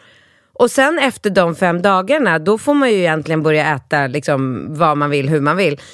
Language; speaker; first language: Swedish; native; Swedish